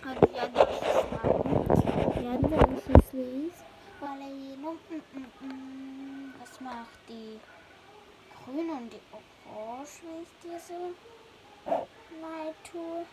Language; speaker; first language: German; early bilingual, heritage; German